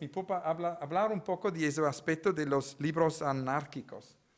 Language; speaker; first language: Spanish; non-native, learner; Italian